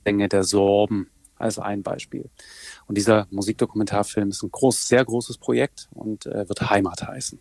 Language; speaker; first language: German; native; German